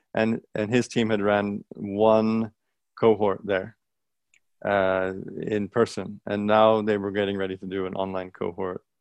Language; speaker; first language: English; native; English